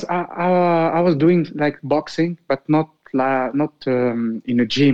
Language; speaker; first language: English; non-native, fluent; Arabic